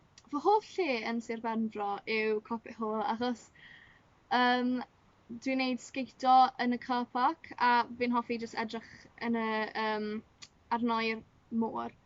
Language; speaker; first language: Welsh; non-native, local second language; English